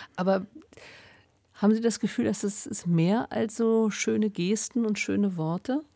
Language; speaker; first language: German; native; German